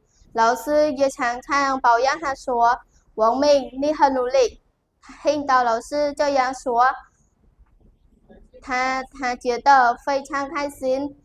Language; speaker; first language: Chinese; non-native, learner; Khmer